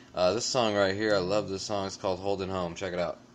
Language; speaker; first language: English; native; English